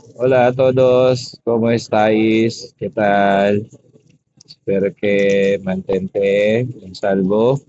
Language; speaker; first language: Spanish; non-native, learner; Filipino